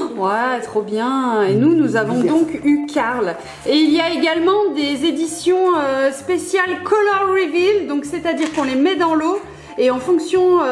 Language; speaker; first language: French; native; French